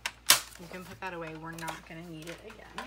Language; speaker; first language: English; native; English